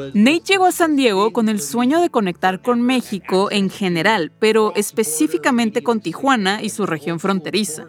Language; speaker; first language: Spanish; native; Spanish